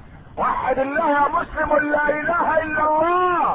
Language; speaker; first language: Arabic; native; Arabic